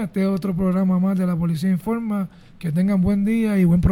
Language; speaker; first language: Spanish; native; Spanish